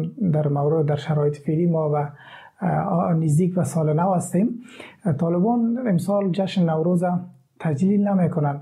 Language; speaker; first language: Persian; native; Persian